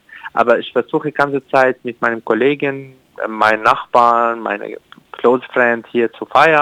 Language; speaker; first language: German; non-native, learner; Arabic